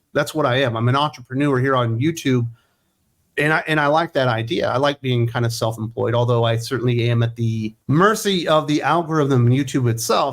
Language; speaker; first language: English; native; English